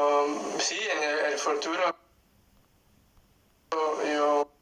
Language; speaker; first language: Spanish; non-native, learner; English